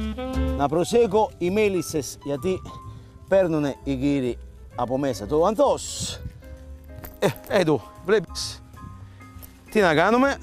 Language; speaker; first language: Greek; non-native, learner; Italian